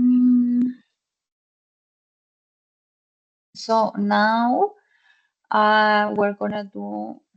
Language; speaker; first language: English; non-native, fluent; Spanish